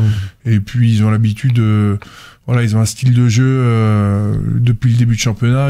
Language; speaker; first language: French; native; French